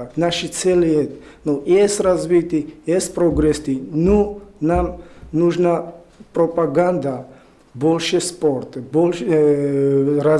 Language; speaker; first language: Russian; non-native, learner; Georgian